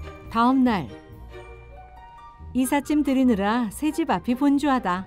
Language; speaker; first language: Korean; native; Korean